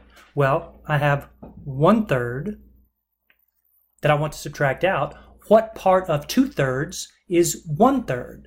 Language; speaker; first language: English; native; English